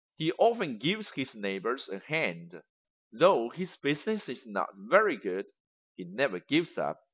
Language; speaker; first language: English; non-native, fluent; Chinese